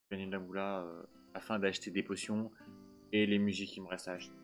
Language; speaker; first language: French; native; French